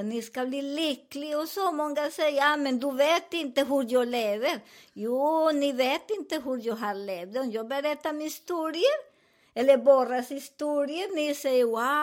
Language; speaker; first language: Swedish; non-native, learner; Spanish